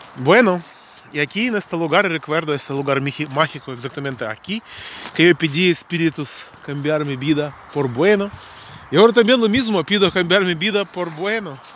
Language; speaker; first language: Spanish; non-native, learner; Ukrainian